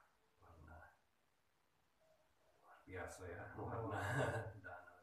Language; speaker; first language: Indonesian; early bilingual, heritage; Dutch